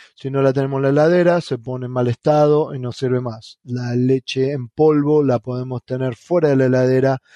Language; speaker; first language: Spanish; native; Spanish